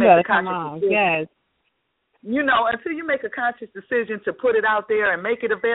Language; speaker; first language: English; native; English